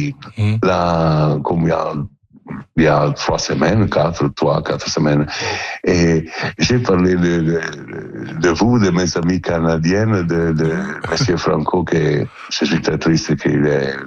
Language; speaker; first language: French; non-native, learner; Italian